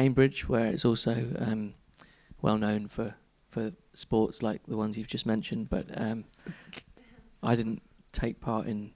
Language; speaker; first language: English; native; English